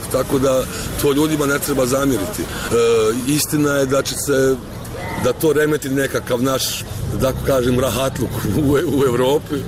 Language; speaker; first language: Croatian; native; Croatian